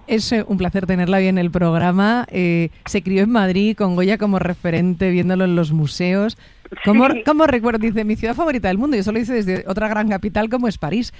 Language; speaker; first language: Spanish; native; Spanish